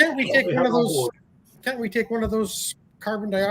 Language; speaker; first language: English; native; English